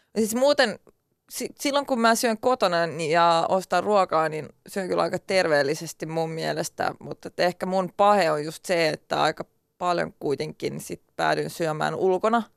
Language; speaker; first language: Finnish; non-native, local second language; Swedish